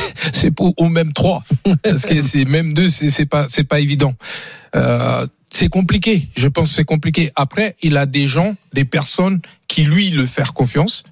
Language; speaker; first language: French; non-native, fluent; Portuguese